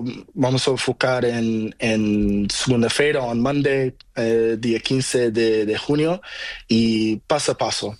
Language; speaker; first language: Spanish; non-native, learner; Portuguese